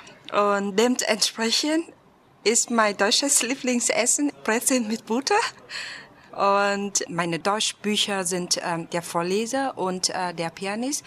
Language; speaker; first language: German; non-native, fluent; Vietnamese